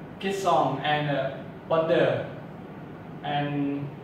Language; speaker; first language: English; non-native, learner; Thai